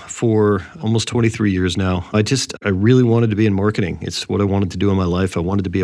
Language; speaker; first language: English; native; English